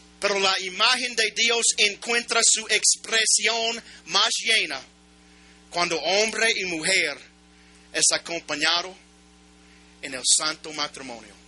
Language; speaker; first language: Spanish; non-native, learner; English